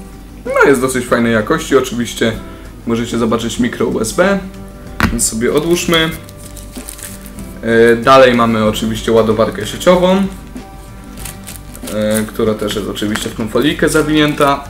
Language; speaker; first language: Polish; native; Polish